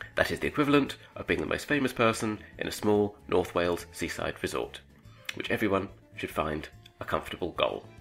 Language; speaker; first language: English; native; English